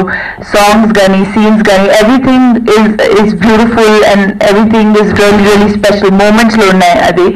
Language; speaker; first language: Telugu; non-native, fluent; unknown